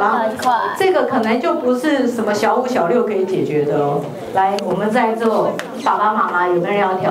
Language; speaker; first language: Chinese; native; Chinese